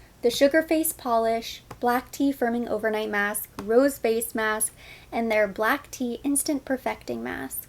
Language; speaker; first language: English; native; English